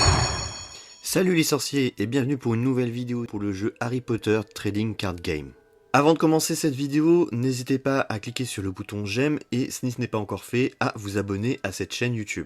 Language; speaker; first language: French; native; French